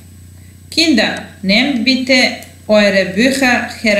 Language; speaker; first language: German; non-native, fluent; Serbian